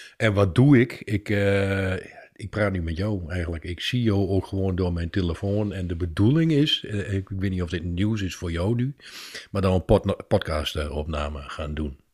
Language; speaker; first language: Dutch; native; Dutch